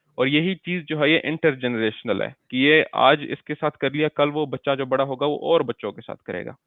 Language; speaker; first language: Urdu; non-native, local second language; Pashto